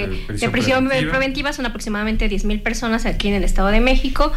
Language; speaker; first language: Spanish; native; Spanish